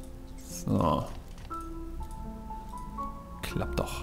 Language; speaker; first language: German; native; German